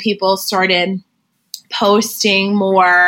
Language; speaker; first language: English; native; English